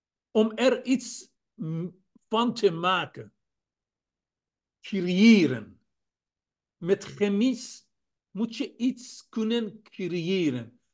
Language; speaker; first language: Dutch; non-native, fluent; Persian